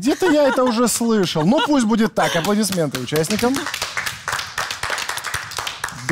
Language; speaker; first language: Russian; native; Russian